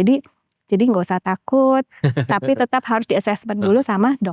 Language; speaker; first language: Indonesian; native; Indonesian